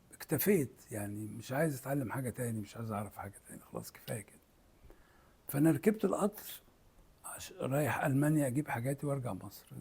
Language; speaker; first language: Egyptian Arabic; native; Egyptian Arabic